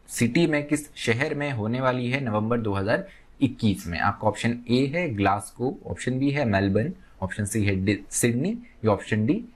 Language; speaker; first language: Hindi; native; Hindi